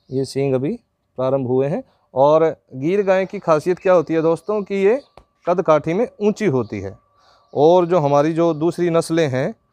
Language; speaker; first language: Hindi; native; Hindi